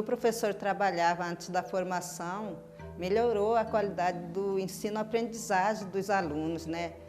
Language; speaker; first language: Portuguese; non-native, local second language; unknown